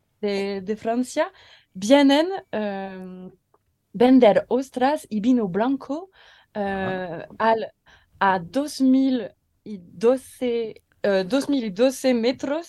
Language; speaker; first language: Spanish; non-native, learner; French